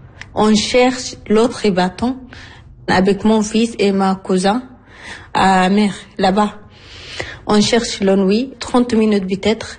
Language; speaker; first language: French; non-native, learner; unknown